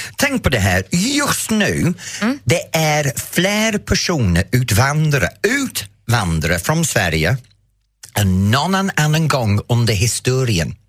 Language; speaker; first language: Swedish; non-native, fluent; English